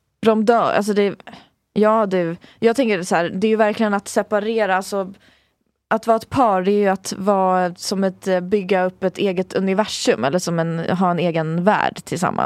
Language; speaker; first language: Swedish; native; Swedish